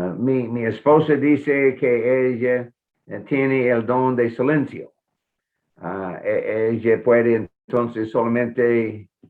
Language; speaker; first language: Spanish; non-native, fluent; English